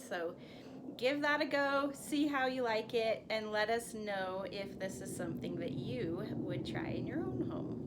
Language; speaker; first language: English; native; English